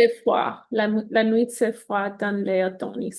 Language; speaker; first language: French; non-native, learner; Spanish